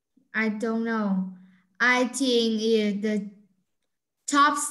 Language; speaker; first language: English; non-native, learner; Vietnamese